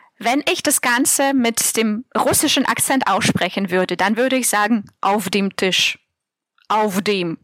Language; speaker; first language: German; non-native, fluent; Russian